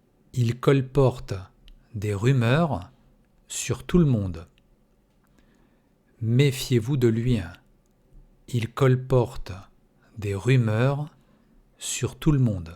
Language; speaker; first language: French; non-native, fluent; Russian